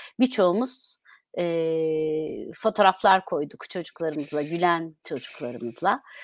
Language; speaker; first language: Turkish; native; Turkish